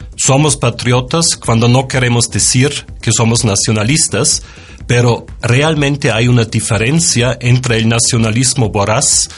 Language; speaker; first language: Spanish; non-native, fluent; German